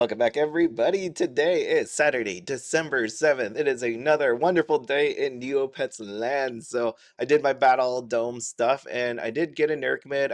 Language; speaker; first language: English; native; English